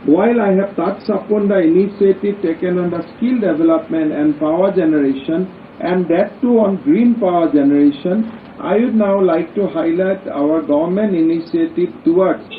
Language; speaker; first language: English; non-native, local second language; Assamese